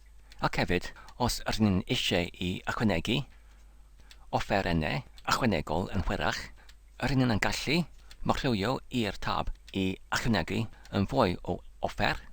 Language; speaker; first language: Welsh; non-native, learner; English